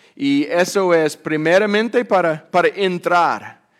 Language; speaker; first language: Spanish; non-native, fluent; English